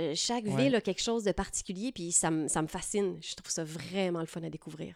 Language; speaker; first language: French; native; French